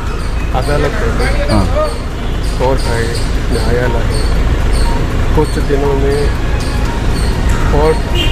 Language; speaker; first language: Hindi; non-native, local second language; Kannada